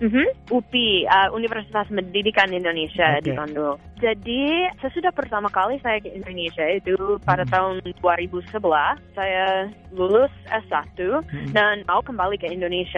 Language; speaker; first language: Indonesian; non-native, fluent; English